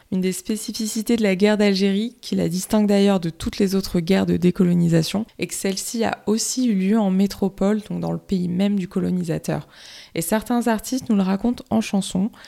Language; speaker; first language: French; native; French